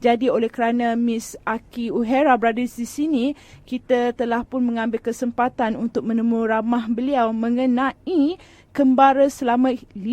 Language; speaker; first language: Malay; native; Malay